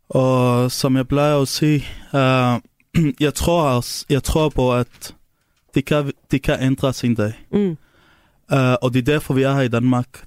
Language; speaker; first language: Danish; non-native, fluent; Arabic